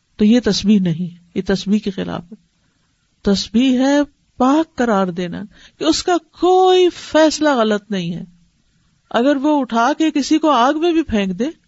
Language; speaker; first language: Urdu; native; Urdu